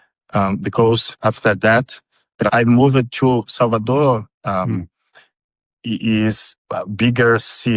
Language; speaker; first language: English; non-native, learner; Portuguese